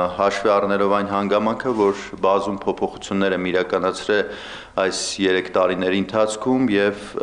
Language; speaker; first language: Armenian; native; Armenian